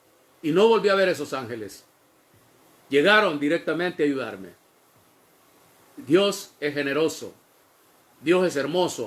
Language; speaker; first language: Spanish; native; Spanish